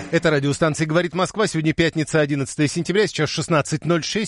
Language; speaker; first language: Russian; native; Russian